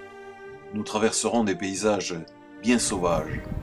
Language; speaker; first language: French; native; French